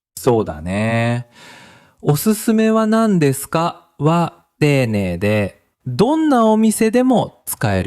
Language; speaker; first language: Japanese; native; Japanese